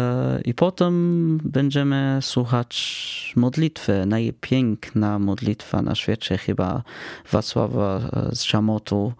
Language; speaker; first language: Polish; non-native, fluent; Arabic